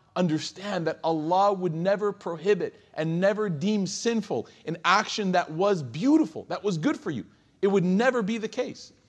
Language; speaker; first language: English; native; English